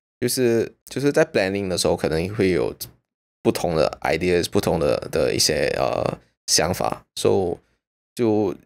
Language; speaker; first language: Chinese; native; Chinese